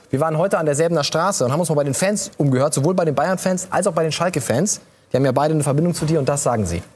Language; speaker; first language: German; native; German